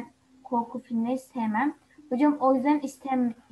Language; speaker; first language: Turkish; native; Turkish